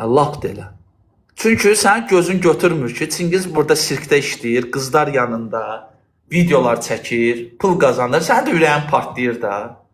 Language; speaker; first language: Azerbaijani; non-native, local second language; Lezghian